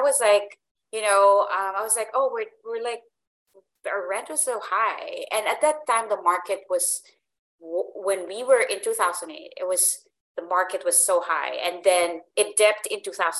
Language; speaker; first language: English; non-native, local second language; Filipino